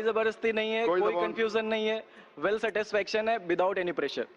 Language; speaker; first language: Hindi; native; Hindi